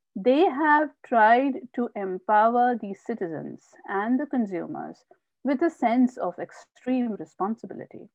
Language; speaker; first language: English; non-native, local second language; Hindi